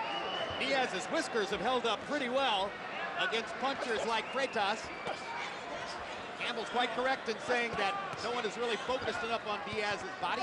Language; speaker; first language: English; native; English